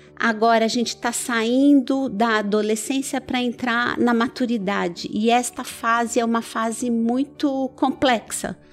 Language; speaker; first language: Portuguese; early bilingual, other home language; Persian